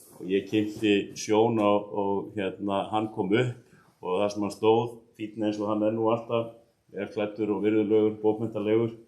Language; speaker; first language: Icelandic; native; Icelandic